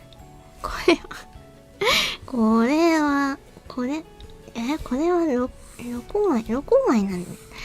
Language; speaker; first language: Japanese; native; Japanese